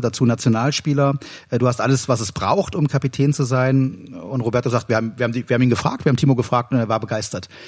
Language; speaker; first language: German; native; German